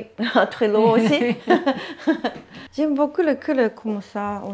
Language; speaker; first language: French; non-native, learner; Japanese